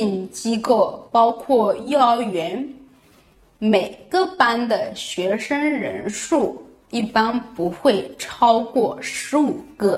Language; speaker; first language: Chinese; native; Chinese